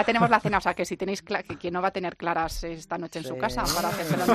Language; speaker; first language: Spanish; native; Spanish